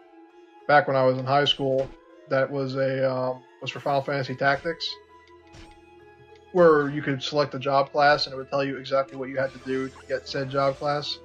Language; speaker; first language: English; native; English